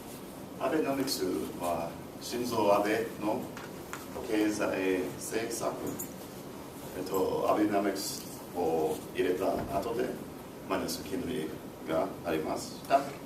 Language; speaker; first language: Japanese; non-native, learner; English